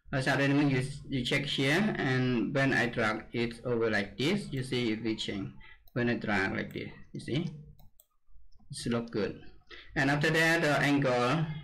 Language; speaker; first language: English; non-native, learner; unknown